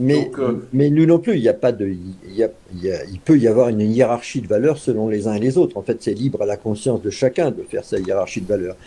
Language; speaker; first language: French; native; French